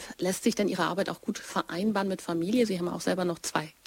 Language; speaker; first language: German; native; German